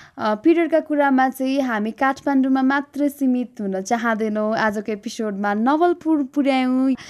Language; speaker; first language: Nepali; native; Nepali